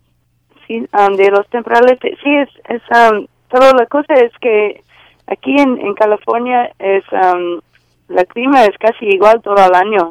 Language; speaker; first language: Spanish; non-native, learner; English